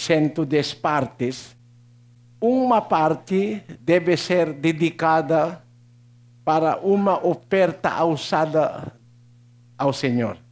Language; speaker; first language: Portuguese; non-native, learner; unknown